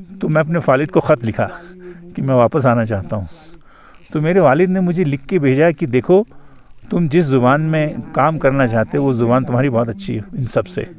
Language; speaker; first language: Urdu; native; Urdu